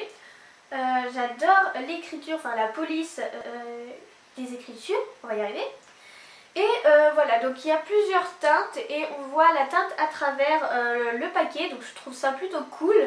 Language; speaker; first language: French; native; French